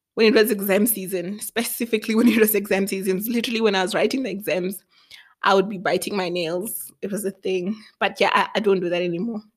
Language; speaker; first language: English; non-native, local second language; Venda